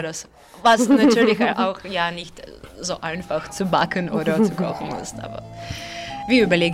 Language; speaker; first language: German; non-native, learner; Ukrainian